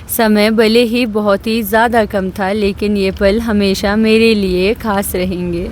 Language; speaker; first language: Hindi; early bilingual, other home language; Nepali